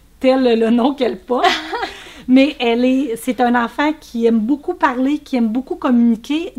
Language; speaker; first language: French; native; French